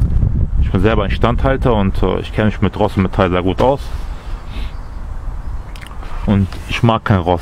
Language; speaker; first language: German; early bilingual, other home language; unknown